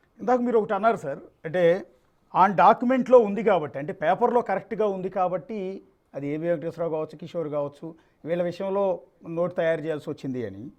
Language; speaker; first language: Telugu; native; Telugu